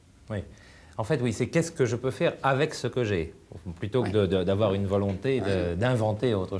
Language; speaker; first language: French; native; French